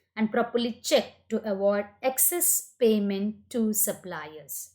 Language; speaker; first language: English; non-native, local second language; Kannada